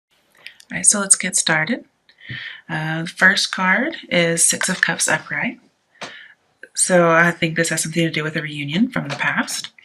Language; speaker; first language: English; native; English